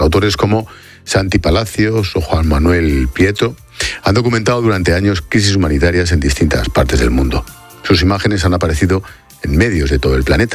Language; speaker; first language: Spanish; native; Spanish